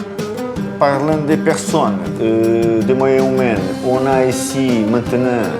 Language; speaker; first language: French; non-native, fluent; Portuguese